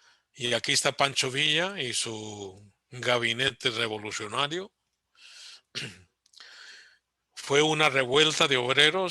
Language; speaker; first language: Spanish; early bilingual, heritage; Spanish